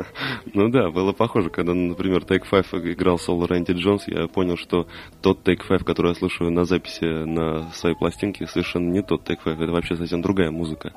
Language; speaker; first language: Russian; native; Russian